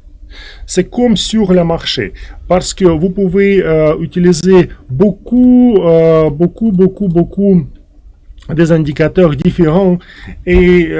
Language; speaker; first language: French; non-native, fluent; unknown